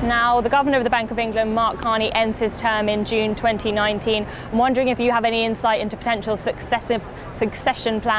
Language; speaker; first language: English; native; English